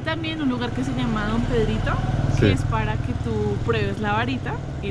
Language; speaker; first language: Spanish; native; Spanish